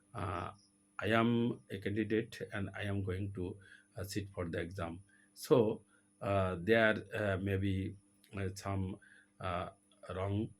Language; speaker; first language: English; non-native, local second language; Bangla